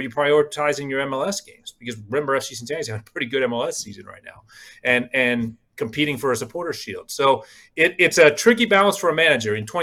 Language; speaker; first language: English; native; English